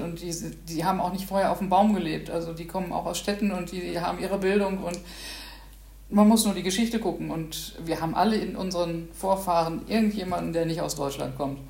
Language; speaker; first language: German; native; German